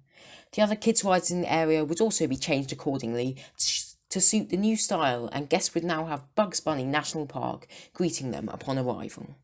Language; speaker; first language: English; native; English